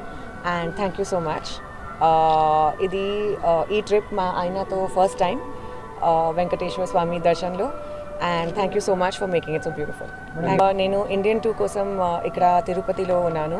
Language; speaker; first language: Telugu; non-native, learner; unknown